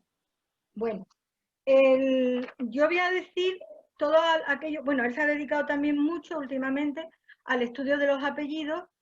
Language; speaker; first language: Spanish; native; Spanish